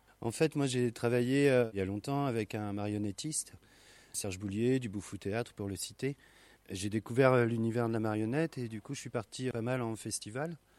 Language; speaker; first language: French; native; French